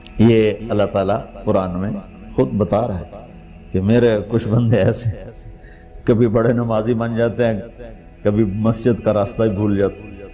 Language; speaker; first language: Urdu; non-native, local second language; Punjabi